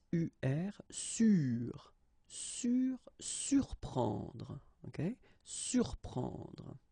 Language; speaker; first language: French; native; French